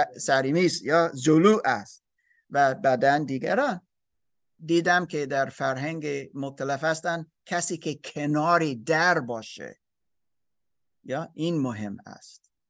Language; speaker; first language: Persian; non-native, learner; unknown